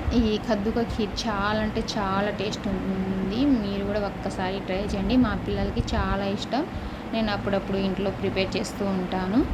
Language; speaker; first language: Telugu; non-native, local second language; Urdu